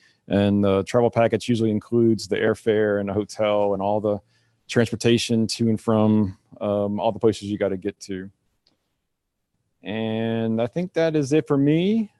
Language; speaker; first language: English; native; English